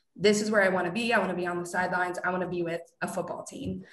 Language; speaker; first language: English; native; English